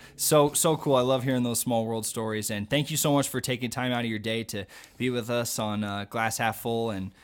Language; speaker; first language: English; native; English